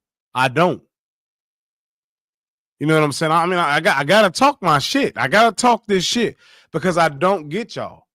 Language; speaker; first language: English; native; English